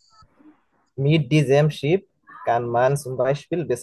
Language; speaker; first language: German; non-native, learner; Bangla